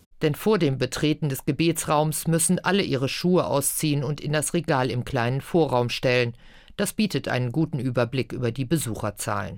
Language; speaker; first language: German; native; German